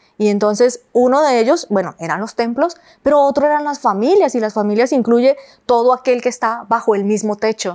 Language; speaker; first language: Spanish; native; Spanish